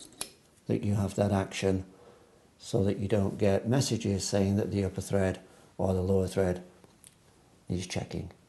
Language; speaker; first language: English; native; English